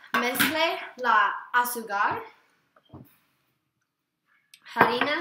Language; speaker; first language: Spanish; non-native, learner; English